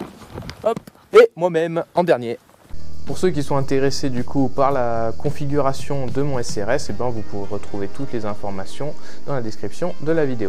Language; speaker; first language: French; native; French